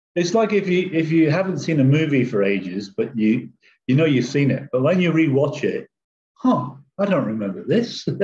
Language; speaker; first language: English; native; English